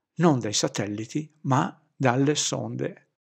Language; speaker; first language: Italian; native; Italian